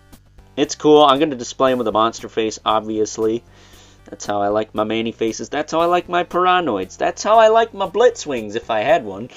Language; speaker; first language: English; native; English